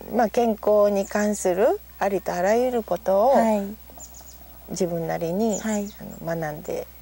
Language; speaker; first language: Japanese; native; Japanese